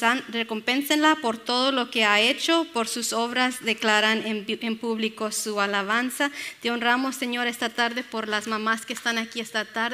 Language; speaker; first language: Spanish; early bilingual, other home language; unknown